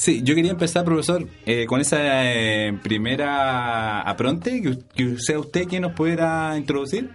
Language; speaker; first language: Spanish; native; Spanish